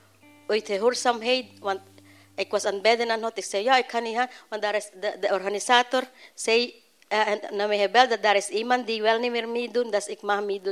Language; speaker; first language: Dutch; non-native, learner; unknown